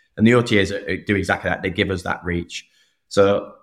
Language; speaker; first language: English; native; English